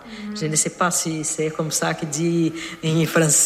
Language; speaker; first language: French; non-native, fluent; Portuguese